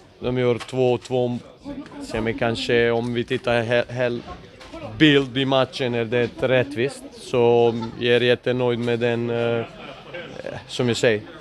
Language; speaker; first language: Swedish; non-native, fluent; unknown